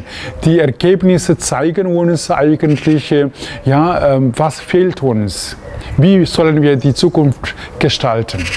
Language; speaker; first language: German; non-native, fluent; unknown